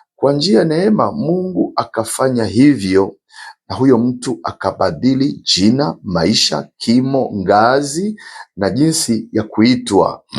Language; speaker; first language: Swahili; non-native, local second language; Rundi